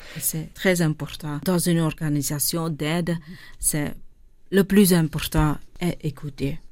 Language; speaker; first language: French; non-native, local second language; Dutch